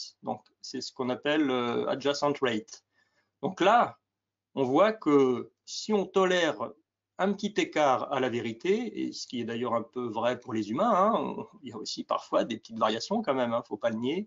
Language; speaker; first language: French; native; French